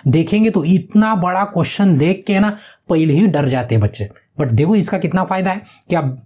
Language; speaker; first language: Hindi; non-native, local second language; Marathi